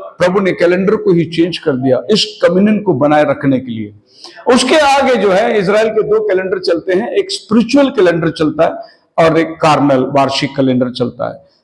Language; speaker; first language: Hindi; non-native, local second language; Tamil